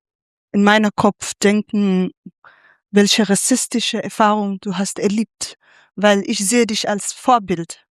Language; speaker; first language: German; non-native, fluent; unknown